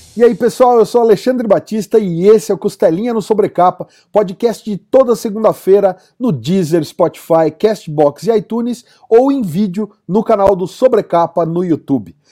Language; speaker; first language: Portuguese; native; Portuguese